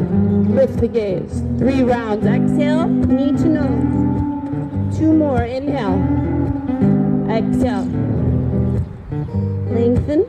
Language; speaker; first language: English; native; English